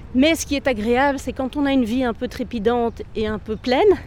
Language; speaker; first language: French; native; French